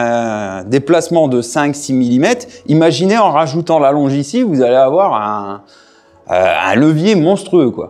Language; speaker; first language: French; native; French